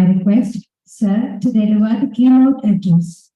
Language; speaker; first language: English; non-native, local second language; Malayalam